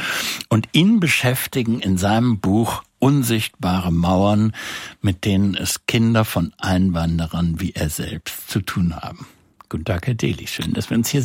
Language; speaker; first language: German; native; German